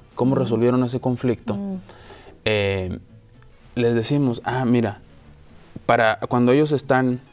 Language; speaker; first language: Spanish; native; Spanish